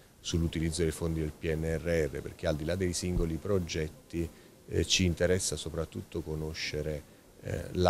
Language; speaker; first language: Italian; native; Italian